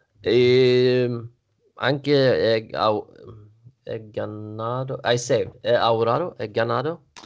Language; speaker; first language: Italian; non-native, learner; Swedish